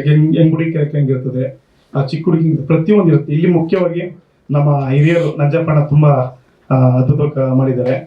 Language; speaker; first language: Kannada; native; Kannada